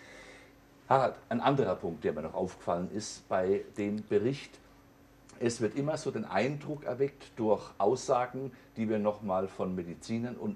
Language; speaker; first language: German; native; German